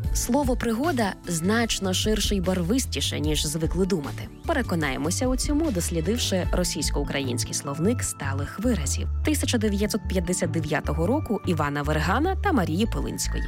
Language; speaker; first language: Ukrainian; native; Ukrainian